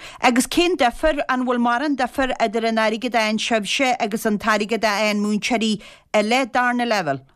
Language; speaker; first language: Irish; native; Irish